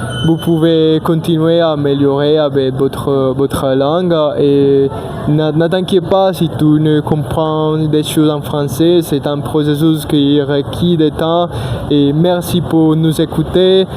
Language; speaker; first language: French; non-native, learner; Spanish